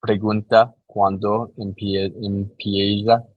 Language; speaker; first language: Spanish; non-native, learner; English